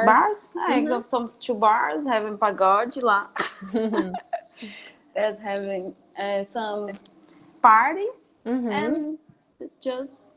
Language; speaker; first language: English; non-native, learner; Portuguese